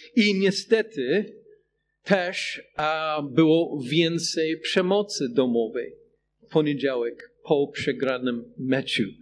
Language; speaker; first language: Polish; non-native, fluent; English